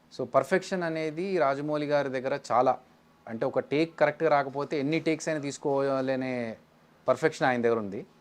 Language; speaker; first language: Telugu; native; Telugu